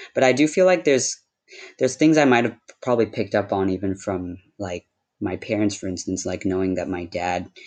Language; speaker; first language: English; early bilingual, other home language; Wu Chinese